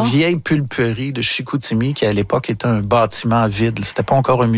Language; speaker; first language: French; native; French